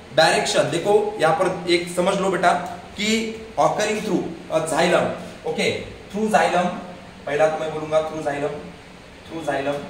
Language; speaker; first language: Hindi; non-native, local second language; Marathi